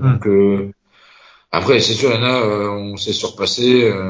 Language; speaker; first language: French; native; French